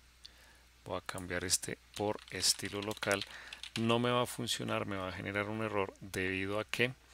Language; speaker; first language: Spanish; native; Spanish